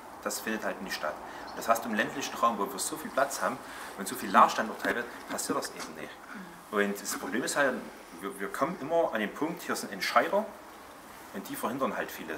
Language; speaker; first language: German; native; German